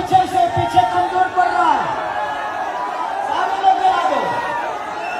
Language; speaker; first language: Hindi; non-native, local second language; Bhojpuri